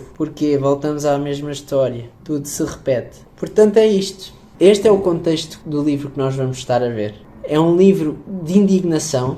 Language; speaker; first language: Portuguese; native; Portuguese